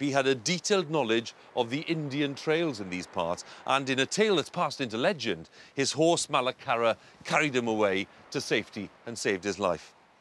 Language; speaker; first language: English; non-native, local second language; Welsh